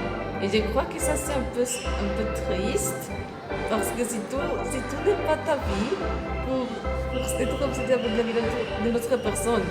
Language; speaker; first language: French; non-native, learner; Spanish